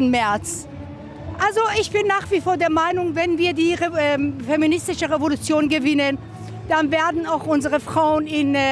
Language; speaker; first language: German; non-native, fluent; Persian